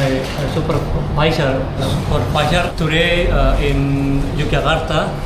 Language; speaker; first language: English; non-native, learner; Indonesian